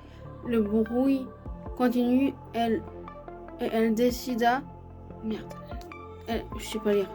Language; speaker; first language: French; native; French